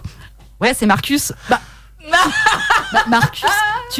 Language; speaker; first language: French; native; French